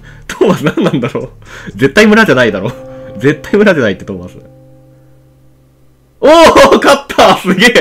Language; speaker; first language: Japanese; native; Japanese